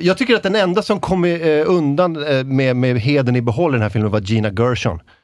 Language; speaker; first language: Swedish; native; Swedish